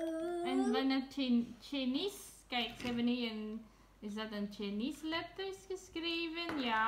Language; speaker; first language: Dutch; non-native, learner; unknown